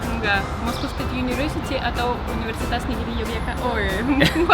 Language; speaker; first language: Indonesian; non-native, fluent; Russian